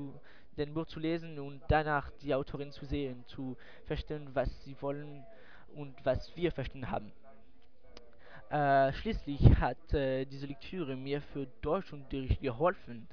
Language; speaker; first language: German; non-native, learner; French